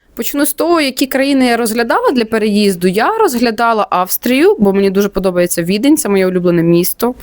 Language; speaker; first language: Ukrainian; non-native, local second language; Russian